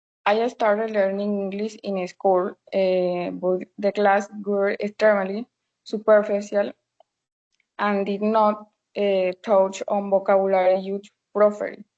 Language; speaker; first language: English; non-native, learner; Spanish